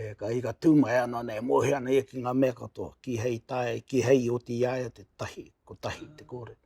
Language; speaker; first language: Māori; native; Māori